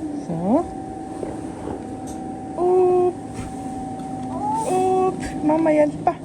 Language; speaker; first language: Swedish; non-native, learner; Mongolian